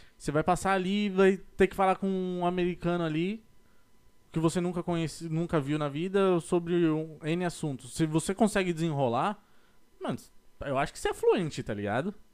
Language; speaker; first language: Portuguese; native; Portuguese